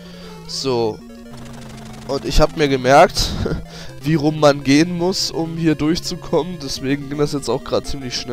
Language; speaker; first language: German; native; German